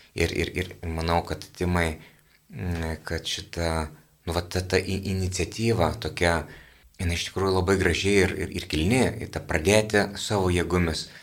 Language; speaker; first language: Lithuanian; native; Lithuanian